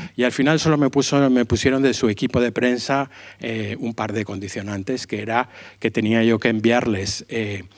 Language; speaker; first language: Spanish; native; Spanish